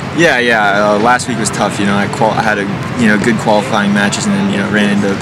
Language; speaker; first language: English; native; English